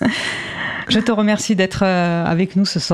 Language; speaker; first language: French; native; French